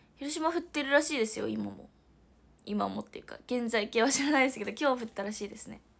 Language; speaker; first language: Japanese; native; Japanese